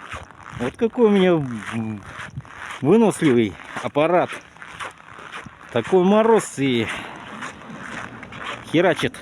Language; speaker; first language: Russian; native; Russian